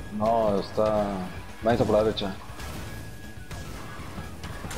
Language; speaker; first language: Spanish; native; Spanish